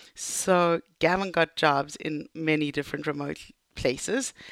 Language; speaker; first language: English; native; English